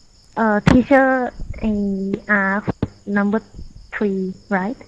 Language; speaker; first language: English; non-native, learner; Thai